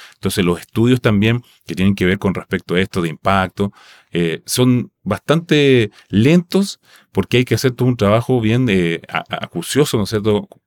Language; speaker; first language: Spanish; non-native, local second language; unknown